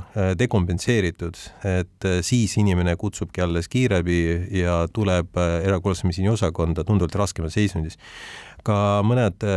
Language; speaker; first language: Estonian; non-native, local second language; Russian